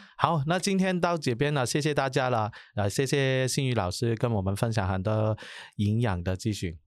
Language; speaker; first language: Chinese; non-native, local second language; Cantonese